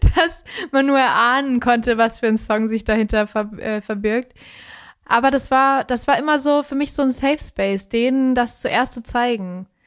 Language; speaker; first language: German; native; German